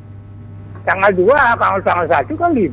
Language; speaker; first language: Indonesian; non-native, local second language; Balinese